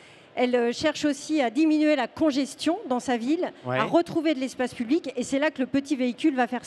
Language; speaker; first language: French; native; French